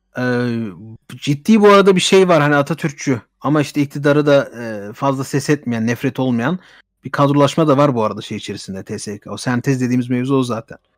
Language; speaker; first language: Turkish; native; Turkish